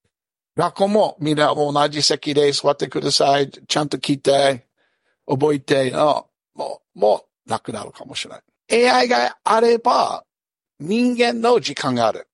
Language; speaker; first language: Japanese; non-native, learner; English